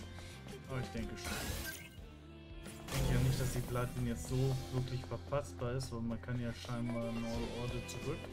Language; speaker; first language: German; native; German